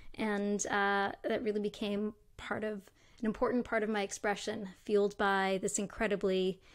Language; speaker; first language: English; native; English